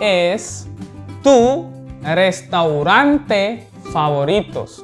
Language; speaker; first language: Spanish; non-native, learner; Hindi